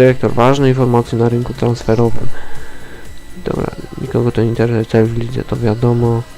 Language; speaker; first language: Polish; native; Polish